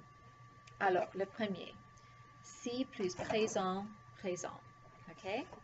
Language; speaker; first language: French; non-native, fluent; English